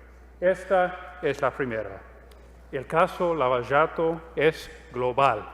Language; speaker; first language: Spanish; non-native, fluent; English